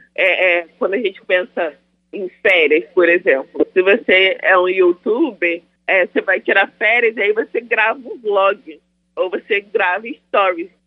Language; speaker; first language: Portuguese; native; Portuguese